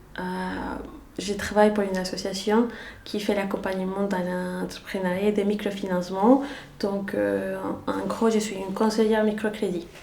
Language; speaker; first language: French; non-native, fluent; Spanish